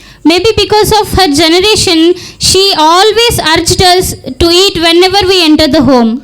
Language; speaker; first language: English; non-native, local second language; Telugu